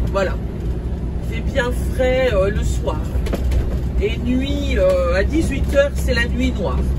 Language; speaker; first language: French; native; French